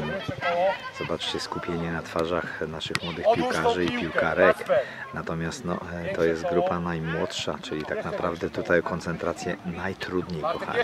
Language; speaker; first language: Polish; native; Polish